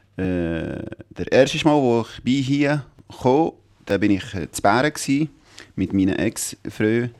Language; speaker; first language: German; non-native, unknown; Arabic